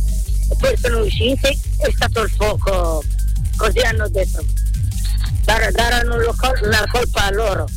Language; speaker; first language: Italian; non-native, learner; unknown